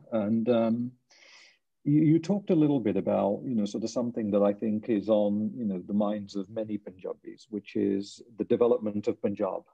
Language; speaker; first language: English; non-native, local second language; Punjabi